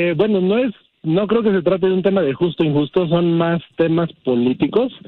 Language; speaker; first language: Spanish; early bilingual, heritage; Spanish